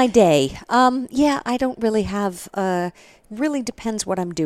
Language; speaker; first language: English; native; English